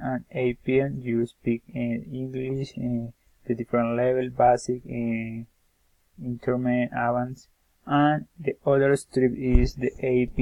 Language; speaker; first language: English; non-native, learner; Spanish